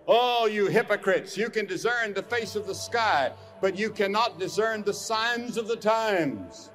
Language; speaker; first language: English; native; English